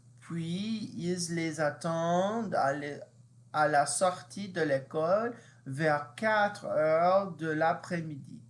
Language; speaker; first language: French; non-native, fluent; English